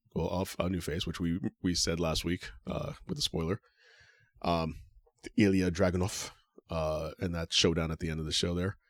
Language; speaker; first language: English; native; English